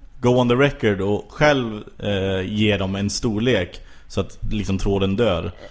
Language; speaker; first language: Swedish; native; Swedish